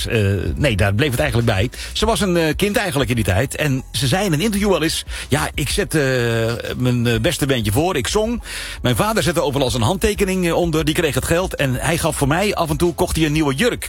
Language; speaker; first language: Dutch; native; Dutch